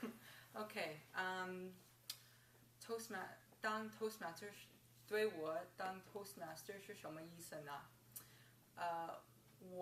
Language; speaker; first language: Chinese; non-native, learner; English